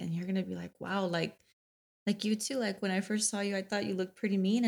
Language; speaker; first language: English; native; English